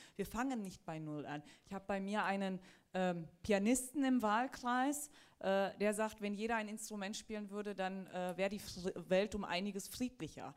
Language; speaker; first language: German; early bilingual, other home language; Turkish